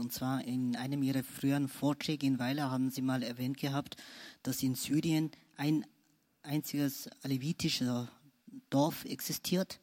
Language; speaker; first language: German; non-native, fluent; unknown